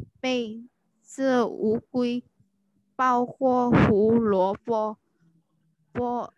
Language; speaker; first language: Chinese; non-native, learner; Indonesian